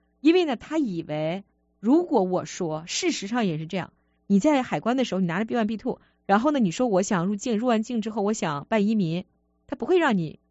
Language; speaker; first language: Chinese; native; Chinese